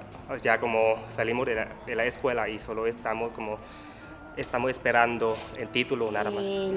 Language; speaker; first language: Spanish; non-native, learner; Vietnamese